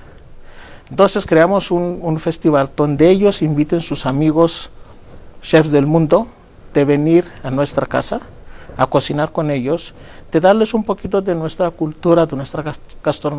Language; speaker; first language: Spanish; non-native, fluent; Greek